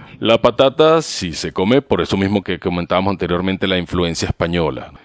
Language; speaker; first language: Spanish; native; Spanish